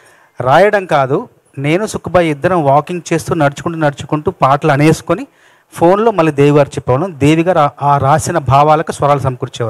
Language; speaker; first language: Telugu; native; Telugu